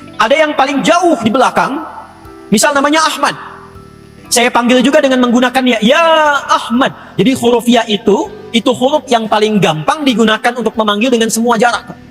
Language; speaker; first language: Indonesian; native; Indonesian